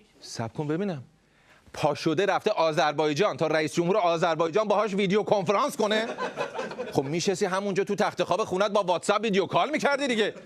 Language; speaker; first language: Persian; native; Persian